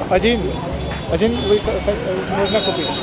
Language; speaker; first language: Russian; non-native, learner; Hindi